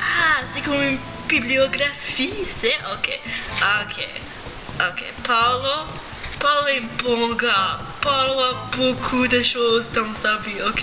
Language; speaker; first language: French; non-native, learner; English